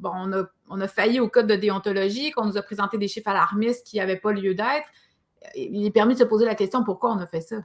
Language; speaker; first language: French; native; French